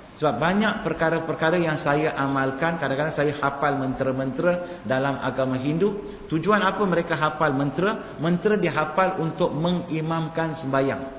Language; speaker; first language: Malay; non-native, local second language; Tamil